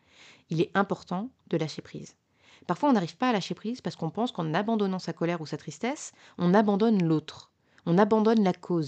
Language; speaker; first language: French; native; French